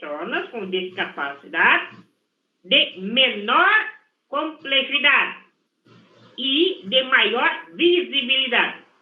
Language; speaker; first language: Spanish; non-native, fluent; Portuguese